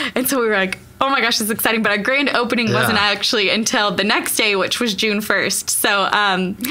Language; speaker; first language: English; native; English